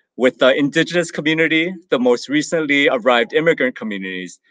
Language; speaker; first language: English; native; English